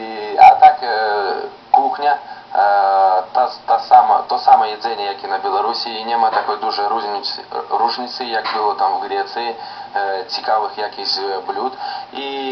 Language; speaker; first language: Polish; non-native, learner; Russian